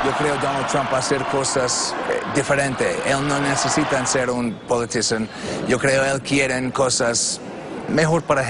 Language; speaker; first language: Spanish; non-native, learner; English